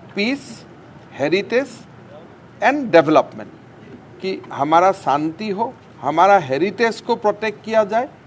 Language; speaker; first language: Hindi; non-native, local second language; Assamese